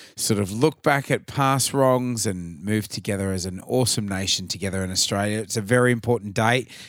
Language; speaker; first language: English; native; English